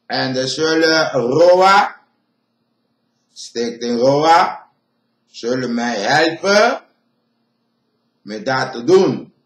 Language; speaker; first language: Dutch; non-native, local second language; Papiamento